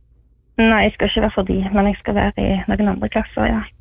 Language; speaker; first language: Norwegian; native; Norwegian